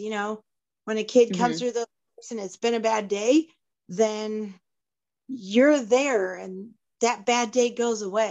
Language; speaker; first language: English; native; English